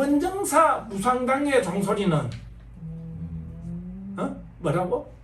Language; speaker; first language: Korean; native; Korean